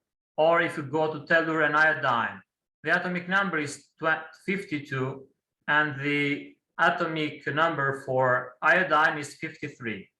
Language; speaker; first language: English; non-native, fluent; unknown